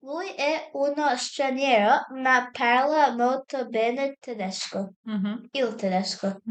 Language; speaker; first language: Italian; non-native, learner; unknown